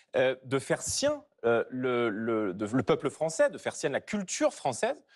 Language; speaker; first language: French; native; French